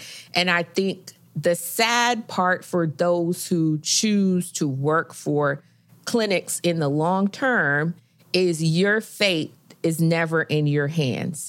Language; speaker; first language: English; native; English